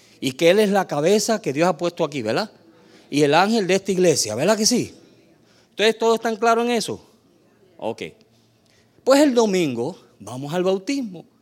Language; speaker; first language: Spanish; native; Spanish